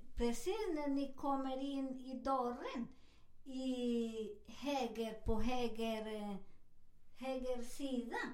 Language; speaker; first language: Swedish; non-native, fluent; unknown